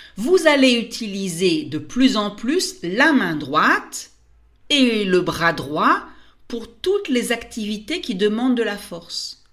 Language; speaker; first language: French; native; French